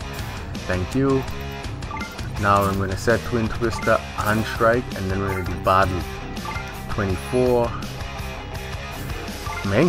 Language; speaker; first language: English; native; English